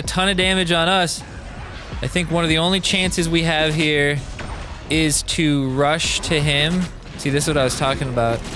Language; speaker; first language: English; native; English